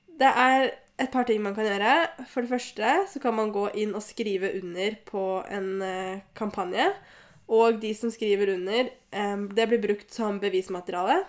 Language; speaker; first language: Norwegian; native; Norwegian